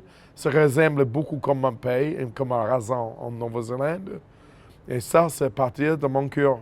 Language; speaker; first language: French; non-native, fluent; English